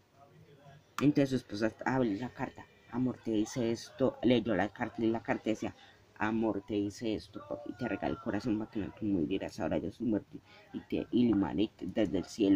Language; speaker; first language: Spanish; native; Spanish